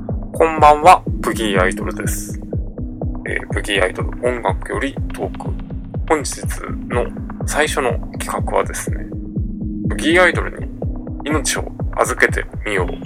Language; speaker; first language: Japanese; native; Japanese